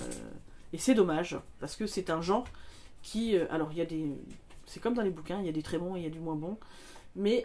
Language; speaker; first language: French; native; French